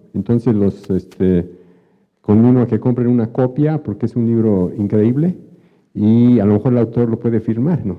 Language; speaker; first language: Spanish; native; Spanish